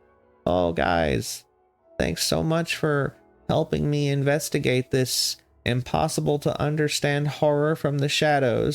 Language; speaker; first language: English; native; English